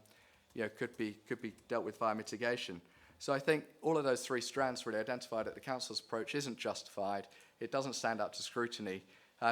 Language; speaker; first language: English; native; English